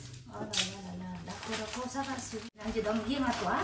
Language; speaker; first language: French; non-native, learner; Vietnamese